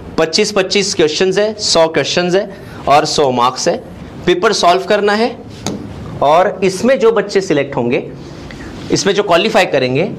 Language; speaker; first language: Hindi; non-native, local second language; Marathi